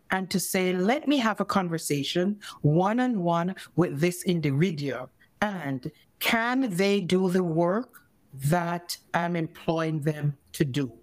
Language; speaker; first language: English; native; English